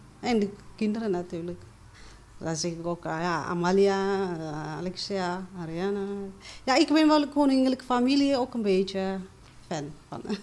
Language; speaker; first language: Dutch; non-native, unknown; Amharic